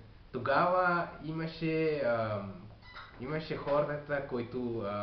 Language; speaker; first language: Bulgarian; non-native, learner; French